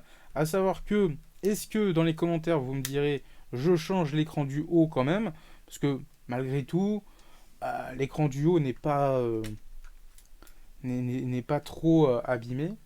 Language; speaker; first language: French; native; French